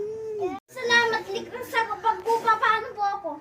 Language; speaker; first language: Filipino; native; Filipino